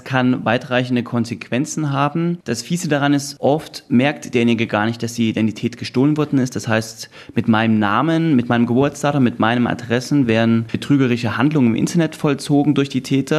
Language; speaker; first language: German; native; German